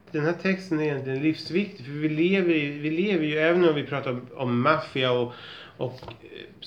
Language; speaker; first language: Swedish; native; Swedish